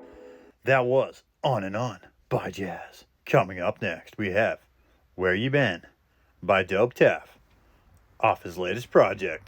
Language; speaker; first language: English; native; English